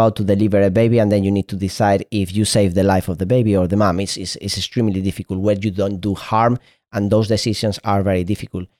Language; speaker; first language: English; non-native, fluent; Spanish